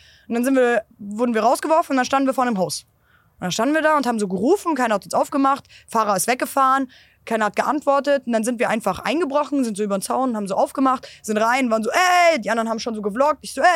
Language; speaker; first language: German; native; German